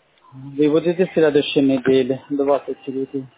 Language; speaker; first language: Russian; non-native, learner; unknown